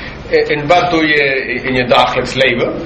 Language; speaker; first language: Dutch; non-native, fluent; English